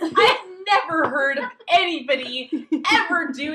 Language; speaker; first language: English; native; English